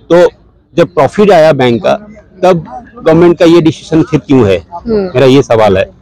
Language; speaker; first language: Hindi; native; Hindi